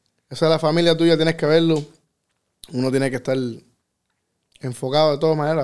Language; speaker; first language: Spanish; early bilingual, heritage; Spanish